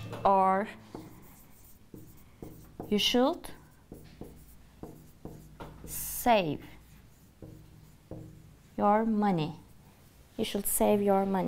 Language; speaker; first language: English; non-native, fluent; Turkish